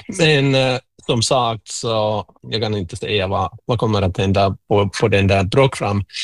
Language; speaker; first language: Swedish; non-native, local second language; Finnish